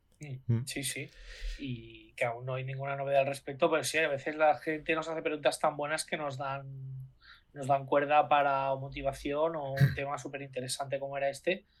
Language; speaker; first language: Spanish; native; Spanish